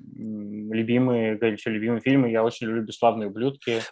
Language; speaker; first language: Russian; native; Russian